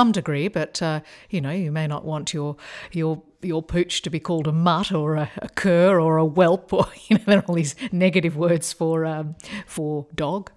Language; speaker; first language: English; native; English